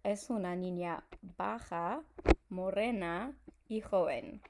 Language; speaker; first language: Spanish; non-native, fluent; English